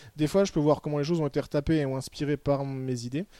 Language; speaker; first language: French; native; French